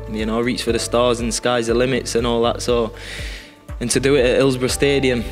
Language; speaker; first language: English; native; English